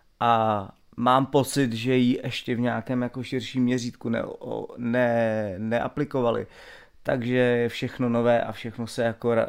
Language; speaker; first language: Czech; native; Czech